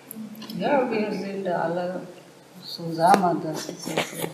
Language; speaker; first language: German; non-native, learner; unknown